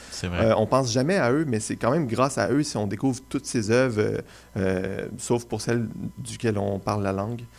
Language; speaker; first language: French; native; French